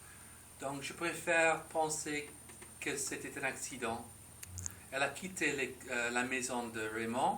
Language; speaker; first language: French; non-native, fluent; English